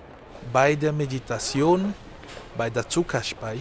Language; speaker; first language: German; non-native, fluent; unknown